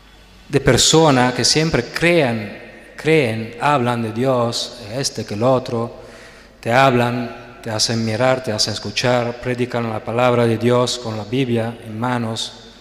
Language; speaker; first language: Spanish; non-native, fluent; Italian